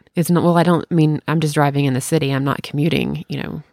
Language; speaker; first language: English; native; English